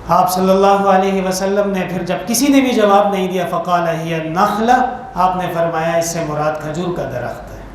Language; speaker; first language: Urdu; non-native, local second language; Pashto